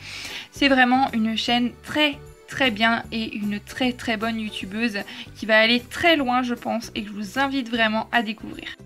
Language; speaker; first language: French; native; French